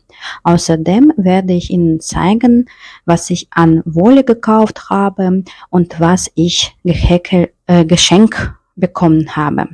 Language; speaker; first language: German; non-native, fluent; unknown